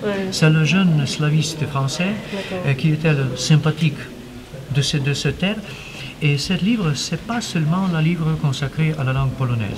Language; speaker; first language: French; non-native, learner; Ukrainian